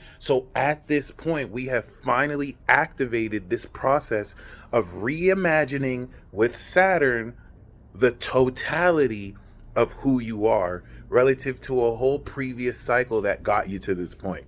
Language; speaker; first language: English; native; English